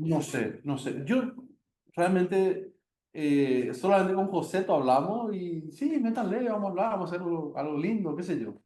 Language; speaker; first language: Spanish; native; Spanish